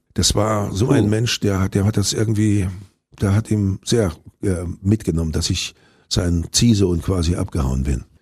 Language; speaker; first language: German; native; German